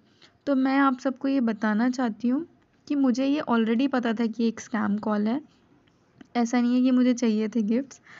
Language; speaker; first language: Hindi; native; Hindi